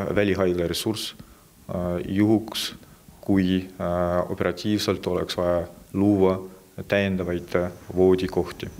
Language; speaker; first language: Estonian; native; Estonian